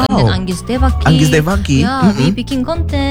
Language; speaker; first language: English; non-native, learner; Korean